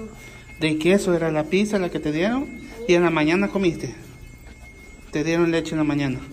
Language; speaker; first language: Spanish; native; Spanish